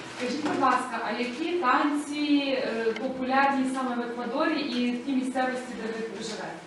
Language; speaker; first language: Ukrainian; native; Ukrainian